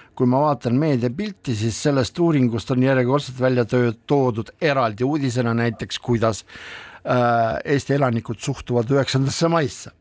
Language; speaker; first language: Estonian; non-native, local second language; Russian